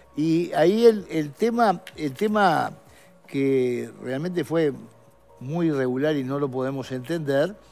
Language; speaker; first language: Spanish; native; Spanish